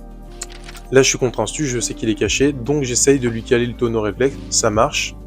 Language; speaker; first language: French; native; French